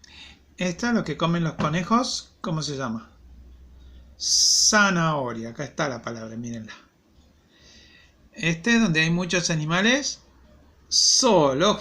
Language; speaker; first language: Spanish; native; Spanish